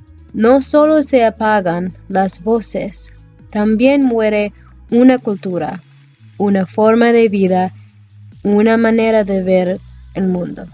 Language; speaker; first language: Spanish; non-native, learner; English